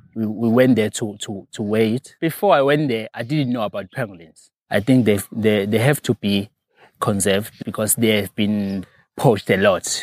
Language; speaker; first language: English; non-native, local second language; Zulu